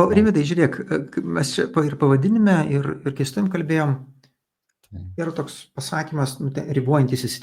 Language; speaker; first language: Lithuanian; native; Lithuanian